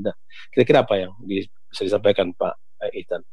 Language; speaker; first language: Indonesian; native; Indonesian